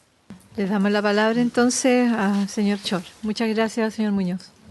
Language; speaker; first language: Spanish; native; Spanish